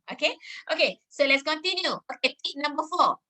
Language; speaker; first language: English; non-native, local second language; Malay